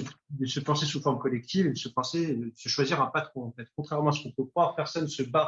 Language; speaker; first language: French; native; French